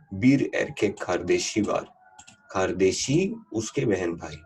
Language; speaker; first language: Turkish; non-native, fluent; Urdu